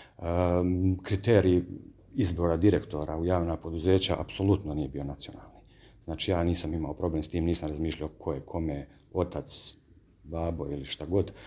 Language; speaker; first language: Bosnian; native; Bosnian